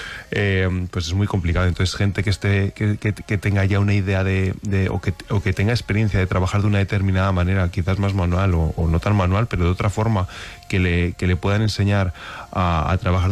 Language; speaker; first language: Spanish; native; Spanish